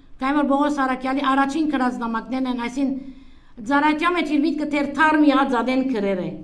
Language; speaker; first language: Armenian; native; Armenian